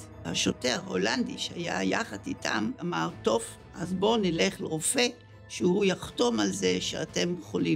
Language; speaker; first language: Hebrew; early bilingual, other home language; Dutch